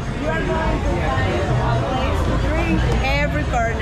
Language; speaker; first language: English; non-native, learner; Spanish